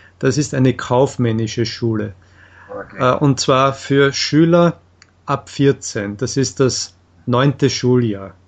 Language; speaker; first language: German; native; German